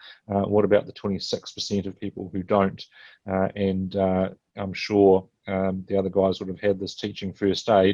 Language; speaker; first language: English; native; English